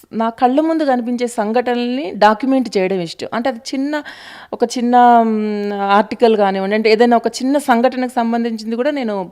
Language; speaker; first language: Telugu; native; Telugu